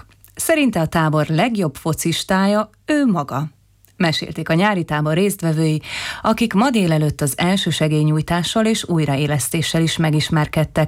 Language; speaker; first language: Hungarian; native; Hungarian